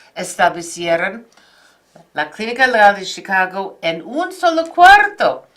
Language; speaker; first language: Spanish; non-native, fluent; English